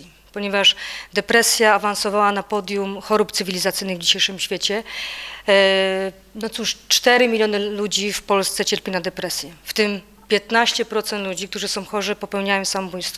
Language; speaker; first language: Polish; native; Polish